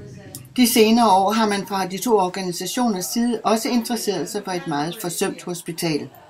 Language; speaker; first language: Danish; native; Danish